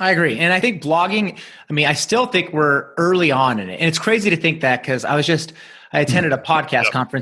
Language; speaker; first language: English; native; English